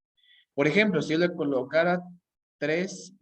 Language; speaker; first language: Spanish; native; Spanish